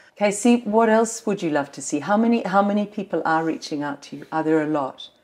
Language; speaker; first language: English; native; English